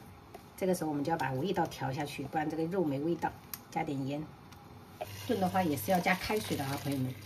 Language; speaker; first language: Chinese; native; Chinese